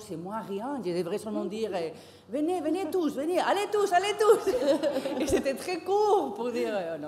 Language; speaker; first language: French; non-native, fluent; Spanish